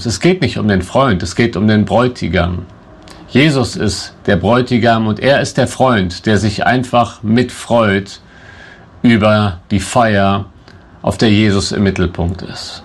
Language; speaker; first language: German; native; German